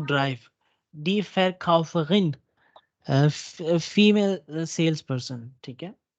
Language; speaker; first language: German; non-native, fluent; Urdu